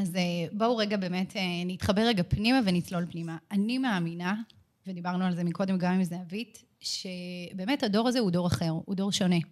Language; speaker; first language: Hebrew; native; Hebrew